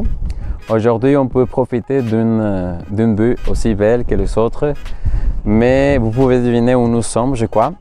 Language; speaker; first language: French; non-native, fluent; Spanish